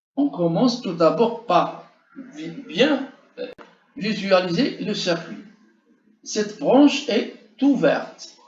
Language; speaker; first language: French; non-native, local second language; Arabic